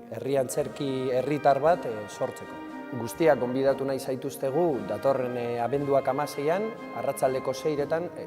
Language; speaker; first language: Basque; non-native, local second language; Spanish